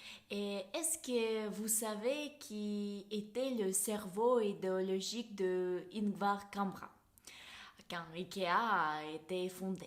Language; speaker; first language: French; non-native, fluent; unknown